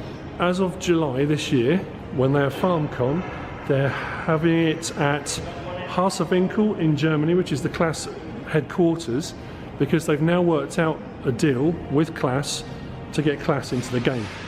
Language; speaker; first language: English; native; English